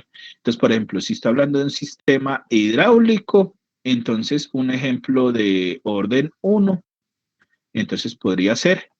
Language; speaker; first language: Spanish; native; Spanish